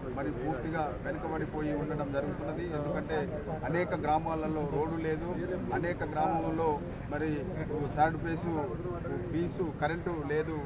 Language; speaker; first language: Telugu; non-native, local second language; Gondi